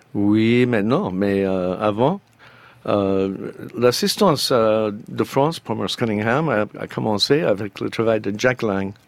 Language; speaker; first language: French; non-native, learner; English